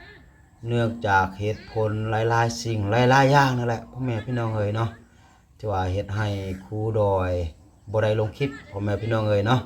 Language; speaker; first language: Thai; non-native, local second language; Lao